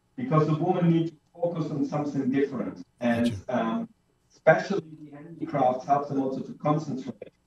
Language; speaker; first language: English; non-native, fluent; German